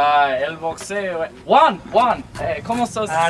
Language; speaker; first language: Spanish; non-native, learner; English